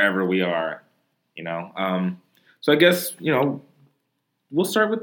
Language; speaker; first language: English; native; English